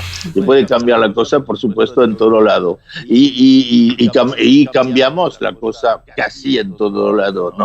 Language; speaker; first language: Spanish; non-native, fluent; French